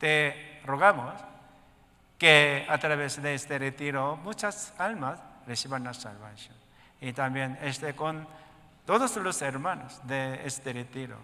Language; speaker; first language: Spanish; non-native, learner; Korean